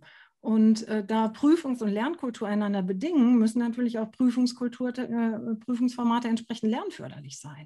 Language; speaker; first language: German; native; German